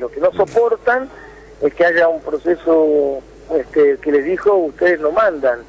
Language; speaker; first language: Spanish; native; Spanish